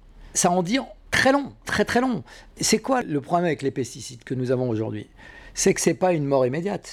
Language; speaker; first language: French; native; French